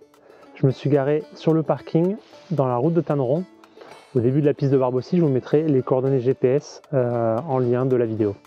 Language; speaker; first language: French; native; French